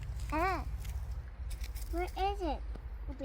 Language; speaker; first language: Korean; early bilingual, heritage; Korean